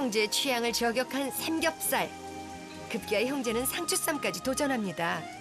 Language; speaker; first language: Korean; native; Korean